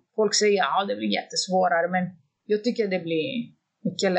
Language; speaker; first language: Swedish; non-native, fluent; Greek